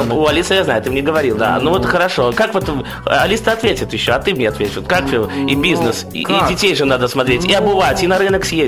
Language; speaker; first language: Russian; native; Russian